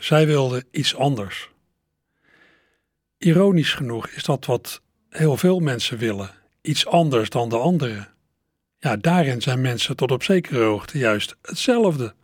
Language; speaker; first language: Dutch; native; Dutch